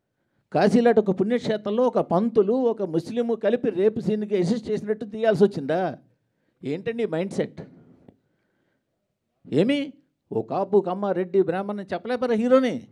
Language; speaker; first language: Telugu; native; Telugu